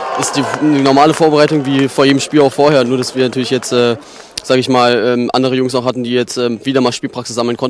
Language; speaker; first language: German; native; German